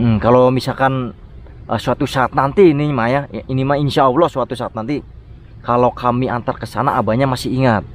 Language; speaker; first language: Indonesian; non-native, local second language; Sundanese